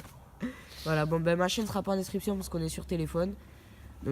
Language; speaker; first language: French; native; French